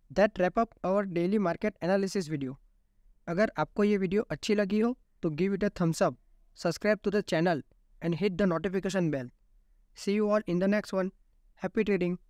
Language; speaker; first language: Hindi; native; Hindi